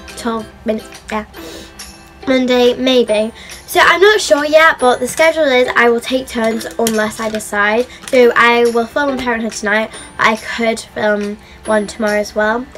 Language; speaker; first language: English; native; English